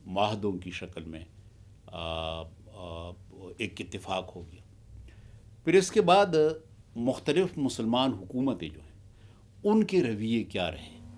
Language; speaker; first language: Urdu; non-native, local second language; Pashto